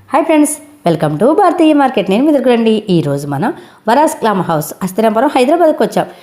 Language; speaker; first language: Telugu; native; Telugu